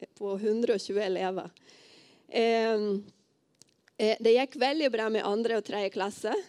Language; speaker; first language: Norwegian; non-native, fluent; Portuguese